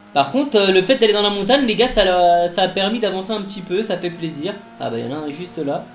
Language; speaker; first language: French; native; French